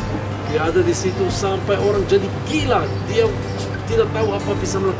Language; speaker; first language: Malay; non-native, fluent; Hebrew